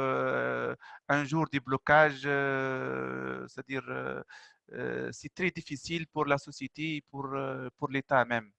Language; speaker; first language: French; non-native, local second language; Arabic